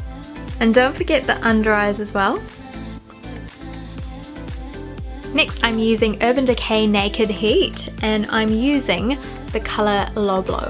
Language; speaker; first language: English; early bilingual, other home language; Sinhala